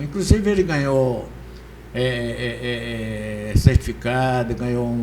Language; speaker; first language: Portuguese; native; Portuguese